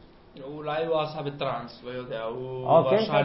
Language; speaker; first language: Hebrew; non-native, learner; Spanish